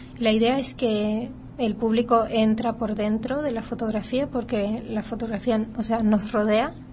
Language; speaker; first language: Spanish; early bilingual, heritage; Spanish